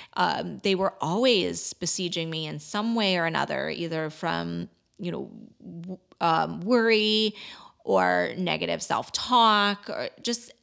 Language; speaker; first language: English; native; English